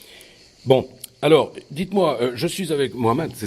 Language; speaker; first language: French; native; French